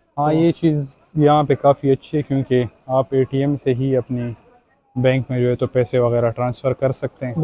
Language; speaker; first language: Urdu; native; Urdu